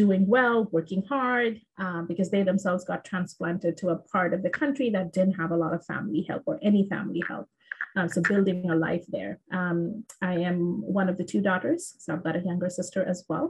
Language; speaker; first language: English; non-native, local second language; Bangla